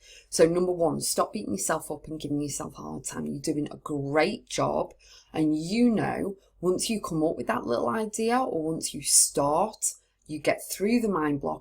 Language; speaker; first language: English; native; English